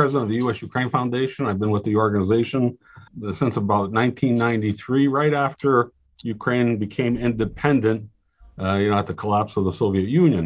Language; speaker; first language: English; native; English